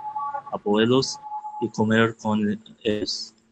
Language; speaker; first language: Spanish; non-native, learner; Arabic